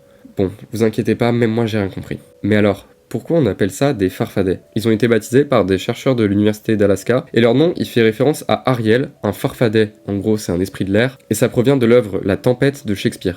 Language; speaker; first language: French; native; French